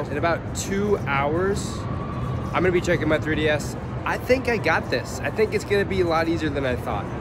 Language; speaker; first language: English; native; English